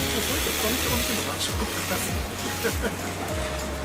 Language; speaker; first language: Japanese; native; Japanese